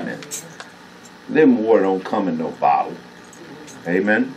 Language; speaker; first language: English; native; English